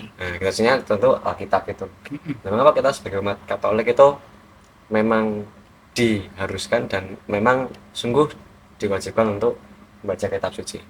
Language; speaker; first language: Indonesian; native; Indonesian